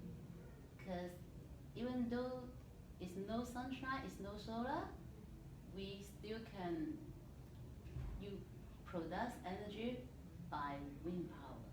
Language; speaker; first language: English; non-native, learner; Chinese